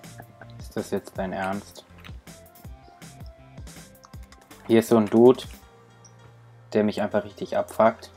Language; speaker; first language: German; native; German